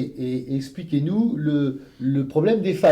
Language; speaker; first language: French; native; French